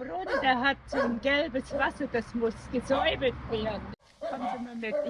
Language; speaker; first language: German; early bilingual, heritage; German